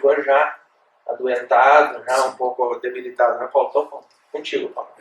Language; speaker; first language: Portuguese; native; Portuguese